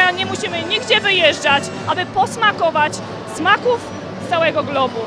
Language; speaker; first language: Polish; native; Polish